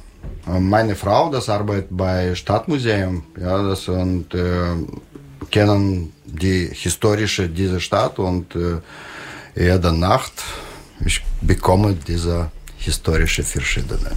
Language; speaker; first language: German; non-native, learner; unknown